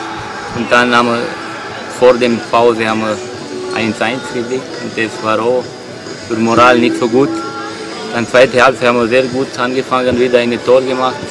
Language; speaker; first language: German; non-native, learner; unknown